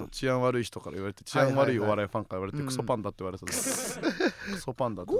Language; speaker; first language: Japanese; native; Japanese